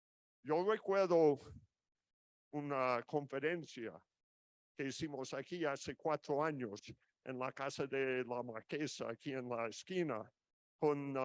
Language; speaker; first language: Spanish; non-native, fluent; English